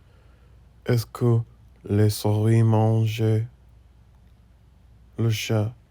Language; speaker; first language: French; non-native, learner; English